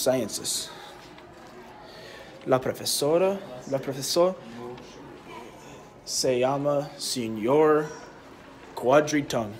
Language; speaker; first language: Spanish; non-native, learner; English